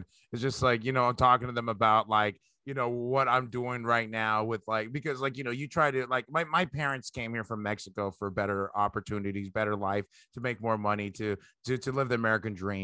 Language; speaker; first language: English; early bilingual, other home language; Spanish